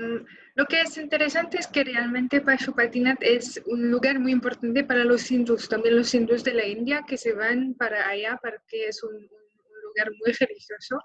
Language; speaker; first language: Spanish; non-native, fluent; French